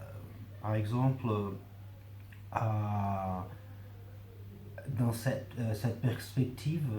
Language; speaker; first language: French; non-native, fluent; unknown